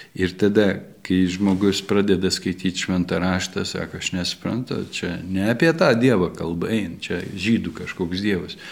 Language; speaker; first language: Lithuanian; native; Lithuanian